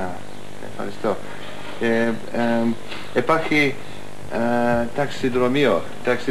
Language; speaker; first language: Greek; non-native, learner; English